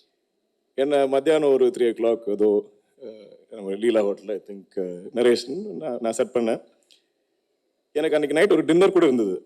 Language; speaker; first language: Tamil; non-native, local second language; Malayalam